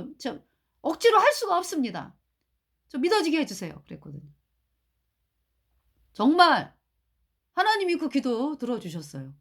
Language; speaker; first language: Korean; native; Korean